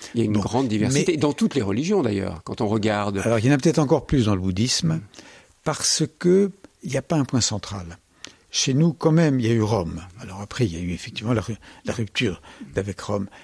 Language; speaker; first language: French; native; French